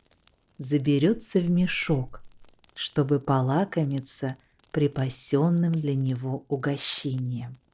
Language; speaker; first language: Russian; native; Russian